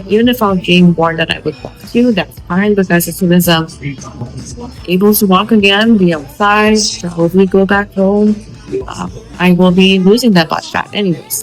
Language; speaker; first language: English; non-native, fluent; Lithuanian